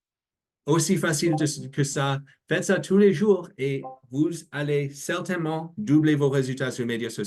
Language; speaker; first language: French; non-native, learner; English